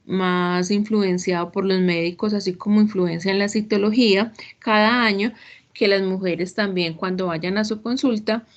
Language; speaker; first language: Spanish; native; Spanish